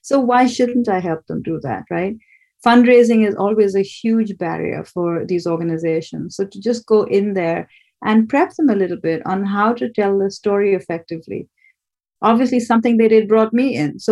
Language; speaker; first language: English; non-native, local second language; Bangla